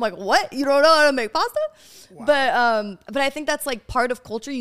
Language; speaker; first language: English; non-native, fluent; French